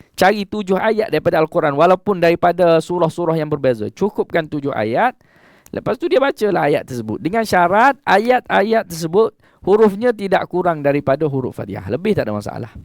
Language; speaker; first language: Malay; native; Malay